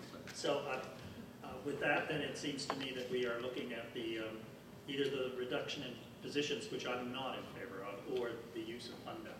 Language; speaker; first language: English; native; English